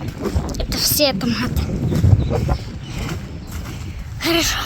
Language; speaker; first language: Russian; non-native, learner; English